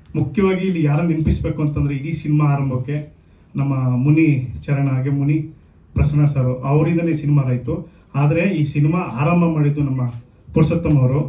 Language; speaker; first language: Kannada; native; Kannada